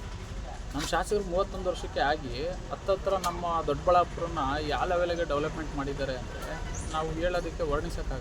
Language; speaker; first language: Kannada; native; Kannada